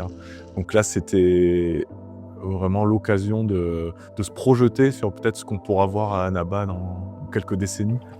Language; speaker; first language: French; native; French